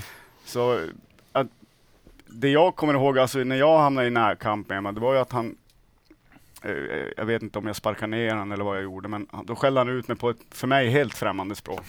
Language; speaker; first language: Swedish; native; Swedish